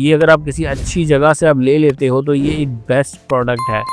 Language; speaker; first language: Hindi; native; Hindi